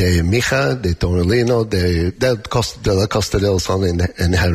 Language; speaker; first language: Spanish; non-native, learner; English